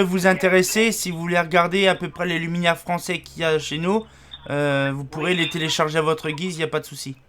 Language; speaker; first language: French; native; French